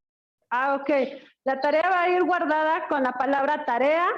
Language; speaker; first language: Spanish; native; Spanish